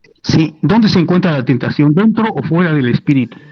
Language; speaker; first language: Spanish; native; Spanish